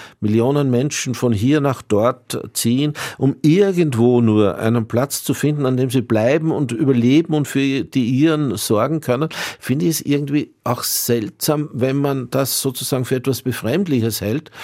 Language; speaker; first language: German; native; German